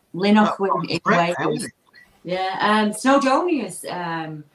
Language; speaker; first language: English; native; English